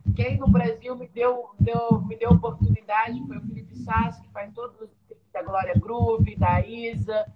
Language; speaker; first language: Portuguese; native; Portuguese